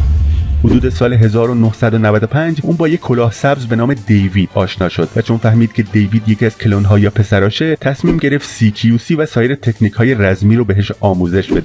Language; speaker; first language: Persian; native; Persian